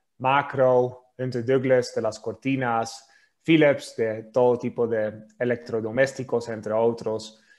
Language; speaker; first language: Spanish; non-native, fluent; Dutch